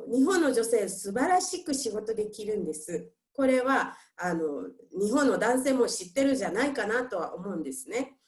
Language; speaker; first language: Japanese; non-native, fluent; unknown